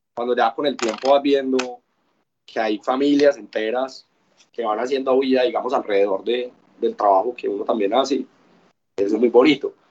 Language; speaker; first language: Spanish; native; Spanish